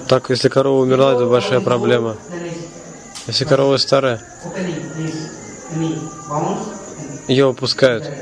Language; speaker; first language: Russian; non-native, fluent; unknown